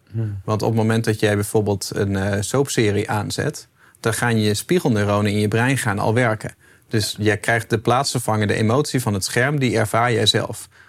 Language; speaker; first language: Dutch; native; Dutch